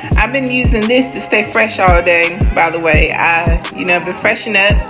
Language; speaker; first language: English; native; English